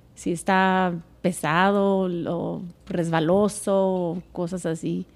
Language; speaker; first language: Spanish; native; Spanish